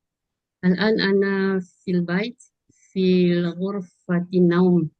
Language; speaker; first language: Arabic; non-native, learner; Malay